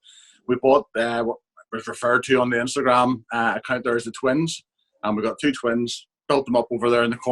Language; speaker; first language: English; native; English